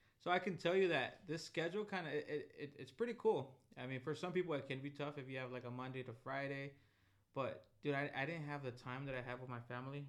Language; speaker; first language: English; early bilingual, other home language; Spanish